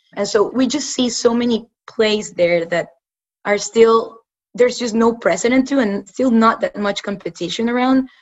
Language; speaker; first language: English; non-native, fluent; Spanish